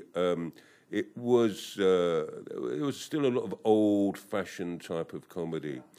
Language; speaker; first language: English; native; English